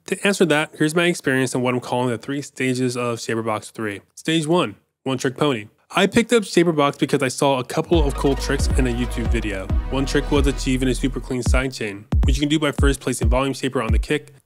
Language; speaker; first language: English; native; English